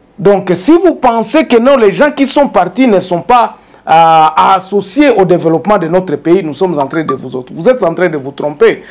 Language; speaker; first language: French; non-native, local second language; Swahili